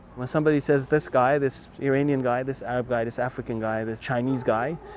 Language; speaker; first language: English; non-native, fluent; Persian